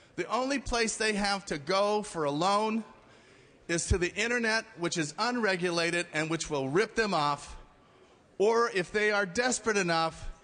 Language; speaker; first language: English; native; English